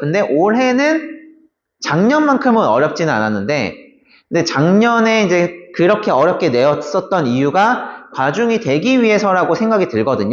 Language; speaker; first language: Korean; native; Korean